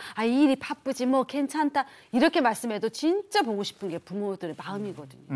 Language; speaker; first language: Korean; native; Korean